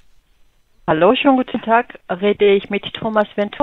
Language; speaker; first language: German; non-native, fluent; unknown